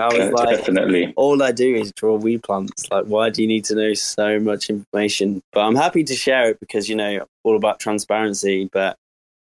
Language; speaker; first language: English; native; English